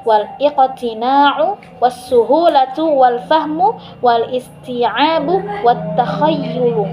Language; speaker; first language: Arabic; non-native, learner; Indonesian